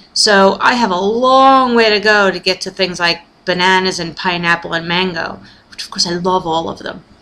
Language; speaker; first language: English; native; English